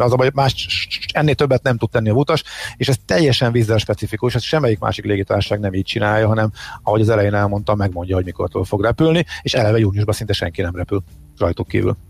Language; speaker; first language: Hungarian; native; Hungarian